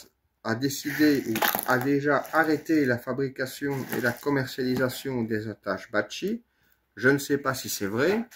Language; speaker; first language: French; native; French